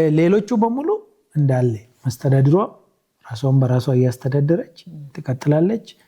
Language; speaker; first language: Amharic; non-native, local second language; Oromo